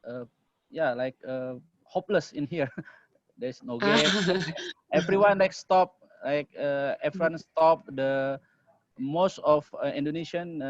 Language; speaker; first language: English; non-native, learner; Indonesian